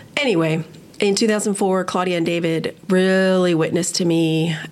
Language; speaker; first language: English; early bilingual, other home language; Spanish